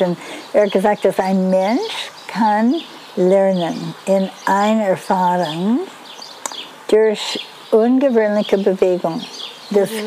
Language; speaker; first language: German; non-native, learner; English